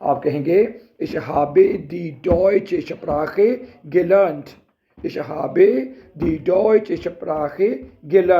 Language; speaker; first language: German; non-native, learner; Urdu